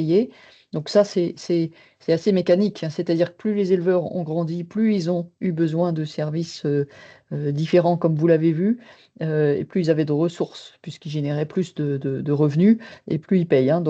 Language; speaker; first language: French; native; French